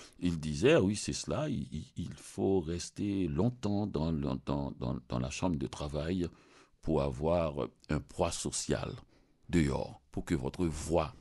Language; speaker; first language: French; non-native, local second language; Haitian Creole